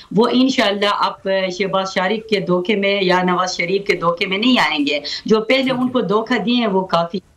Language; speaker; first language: Urdu; non-native, local second language; Khowar